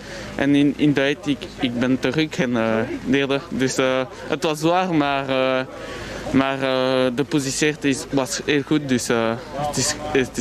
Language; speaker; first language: Dutch; non-native, learner; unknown